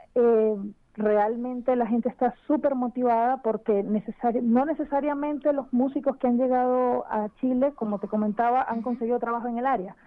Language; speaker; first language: Spanish; native; Spanish